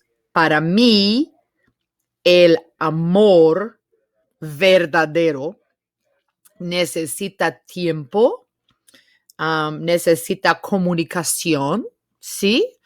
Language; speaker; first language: Spanish; non-native, fluent; English